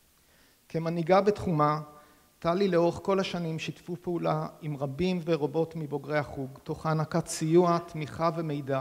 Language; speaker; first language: Hebrew; native; Hebrew